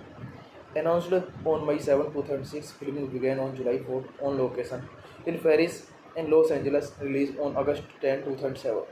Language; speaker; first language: English; non-native, learner; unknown